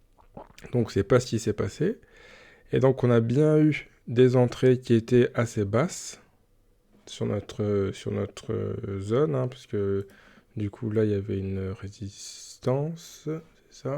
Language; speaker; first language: French; native; French